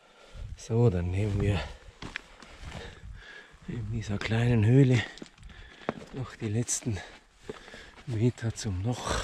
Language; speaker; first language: German; native; German